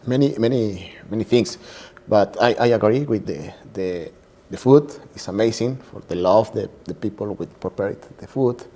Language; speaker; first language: English; non-native, learner; Spanish